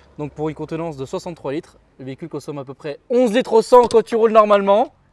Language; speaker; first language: French; early bilingual, other home language; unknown